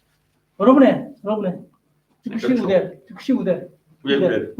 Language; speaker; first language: Czech; non-native, learner; Korean